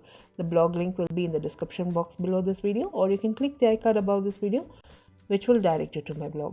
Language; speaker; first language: English; non-native, local second language; Tamil